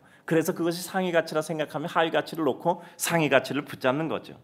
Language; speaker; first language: Korean; native; Korean